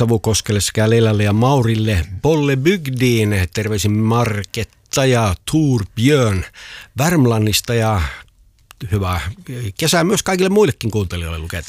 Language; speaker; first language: Finnish; native; Finnish